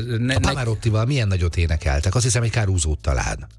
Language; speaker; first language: Hungarian; native; Hungarian